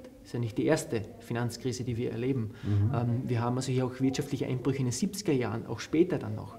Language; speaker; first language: German; native; German